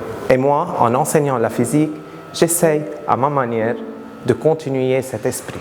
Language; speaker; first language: French; non-native, local second language; Arabic